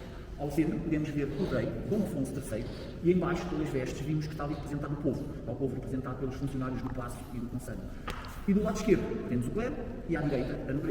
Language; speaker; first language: Portuguese; native; Portuguese